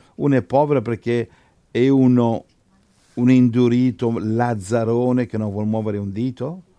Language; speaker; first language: Italian; native; Italian